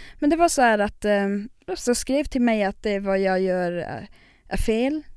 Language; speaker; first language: Swedish; non-native, local second language; Northern Sami